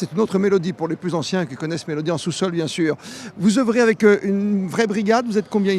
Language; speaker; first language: French; native; French